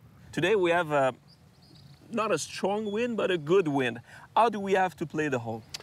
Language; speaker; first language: English; non-native, learner; French